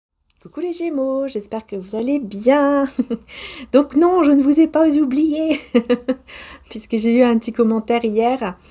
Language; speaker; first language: French; native; French